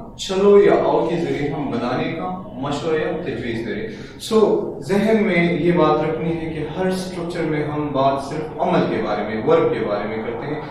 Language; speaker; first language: Urdu; non-native, local second language; Pashto